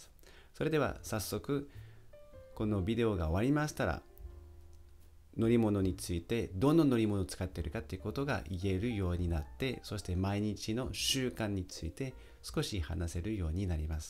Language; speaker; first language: Japanese; non-native, fluent; French